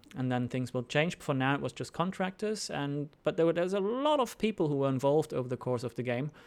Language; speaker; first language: English; non-native, fluent; German